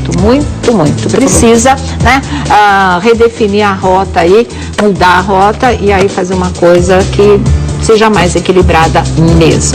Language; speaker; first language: Portuguese; native; Portuguese